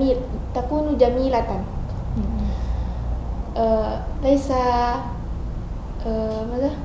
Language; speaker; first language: Arabic; non-native, learner; Indonesian